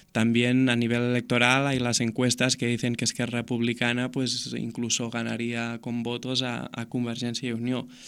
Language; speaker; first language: Spanish; non-native, local second language; Catalan